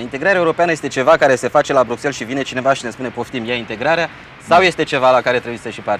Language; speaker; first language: Romanian; native; Romanian